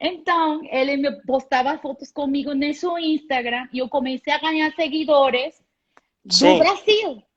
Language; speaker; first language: Portuguese; non-native, fluent; Spanish